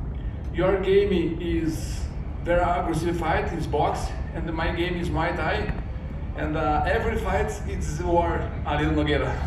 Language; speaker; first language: English; non-native, learner; Portuguese